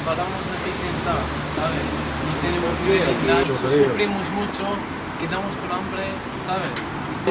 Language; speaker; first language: Spanish; non-native, learner; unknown